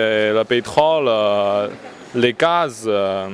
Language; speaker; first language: French; non-native, learner; Chinese